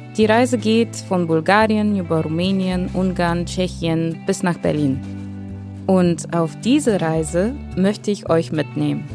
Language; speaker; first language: German; non-native, fluent; Bulgarian